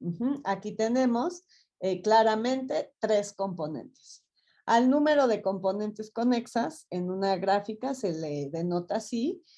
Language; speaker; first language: Spanish; native; Spanish